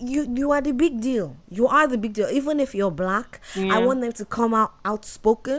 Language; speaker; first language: English; non-native, local second language; Yoruba